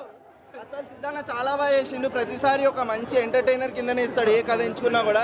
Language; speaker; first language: Telugu; native; Telugu